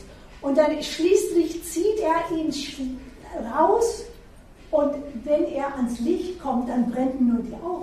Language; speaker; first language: German; non-native, fluent; English